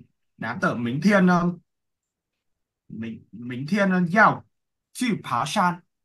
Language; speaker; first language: Chinese; non-native, learner; Vietnamese